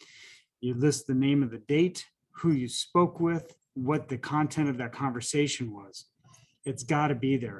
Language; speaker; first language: English; native; English